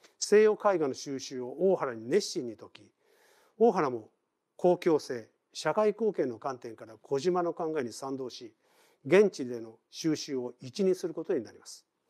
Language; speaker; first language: Japanese; native; Japanese